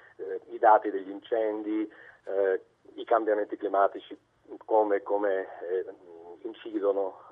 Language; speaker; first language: Italian; native; Italian